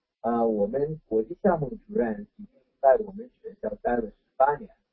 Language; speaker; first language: Chinese; non-native, fluent; English